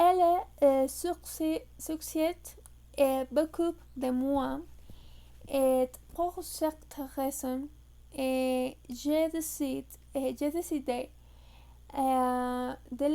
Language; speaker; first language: French; non-native, learner; Spanish